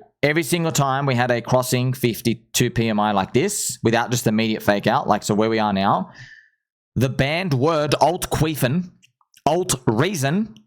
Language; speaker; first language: English; native; English